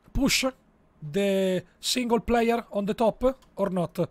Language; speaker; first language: English; non-native, learner; Italian